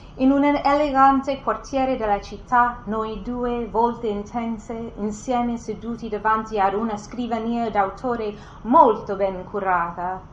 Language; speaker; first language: Italian; non-native, fluent; English